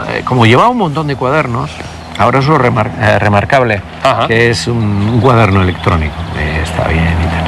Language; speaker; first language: Spanish; native; Spanish